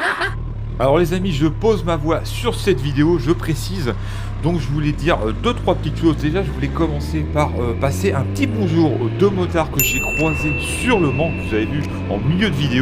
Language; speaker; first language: French; native; French